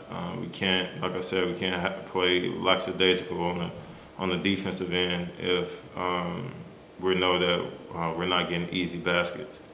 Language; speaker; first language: English; native; English